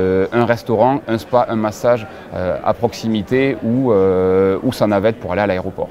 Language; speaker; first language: French; native; French